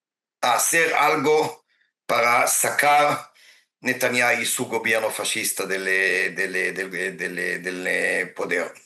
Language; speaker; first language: Spanish; non-native, fluent; Hebrew